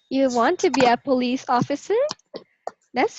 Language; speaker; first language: English; non-native, local second language; Filipino